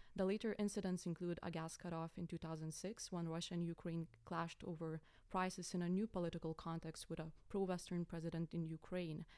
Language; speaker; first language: English; non-native, fluent; Lithuanian